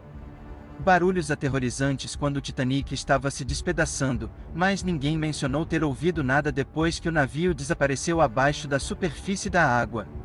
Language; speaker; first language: Portuguese; native; Portuguese